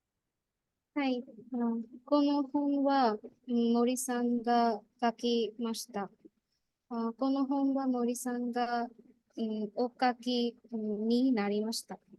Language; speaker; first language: Japanese; non-native, learner; Bangla